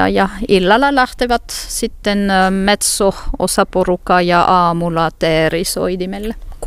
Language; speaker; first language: Finnish; non-native, learner; French